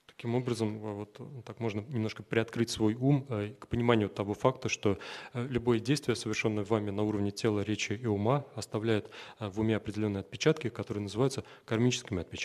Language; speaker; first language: Russian; native; Russian